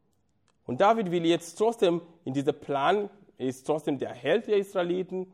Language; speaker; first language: German; non-native, fluent; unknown